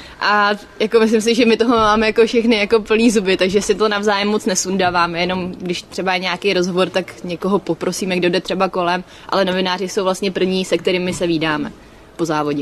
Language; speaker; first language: Czech; native; Czech